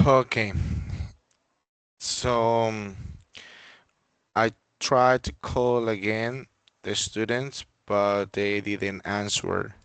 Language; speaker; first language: English; non-native, fluent; Spanish